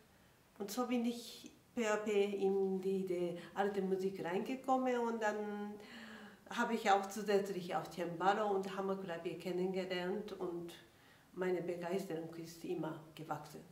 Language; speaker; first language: German; non-native, fluent; Japanese